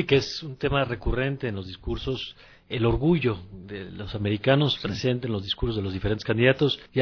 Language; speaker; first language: Spanish; native; Spanish